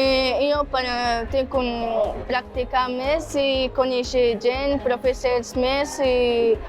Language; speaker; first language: Catalan; non-native, learner; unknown